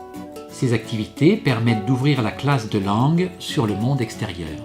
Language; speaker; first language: French; native; French